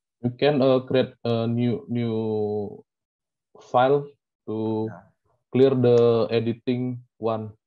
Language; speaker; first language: English; non-native, learner; Indonesian